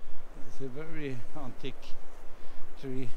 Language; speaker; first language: English; non-native, learner; Norwegian